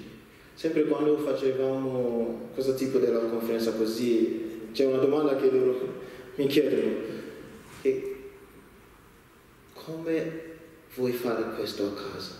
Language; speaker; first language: Italian; non-native, learner; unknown